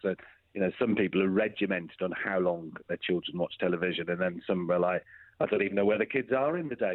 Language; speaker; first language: English; native; English